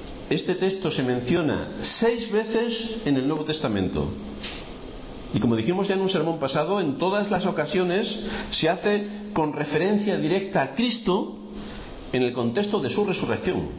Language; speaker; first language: Spanish; native; Spanish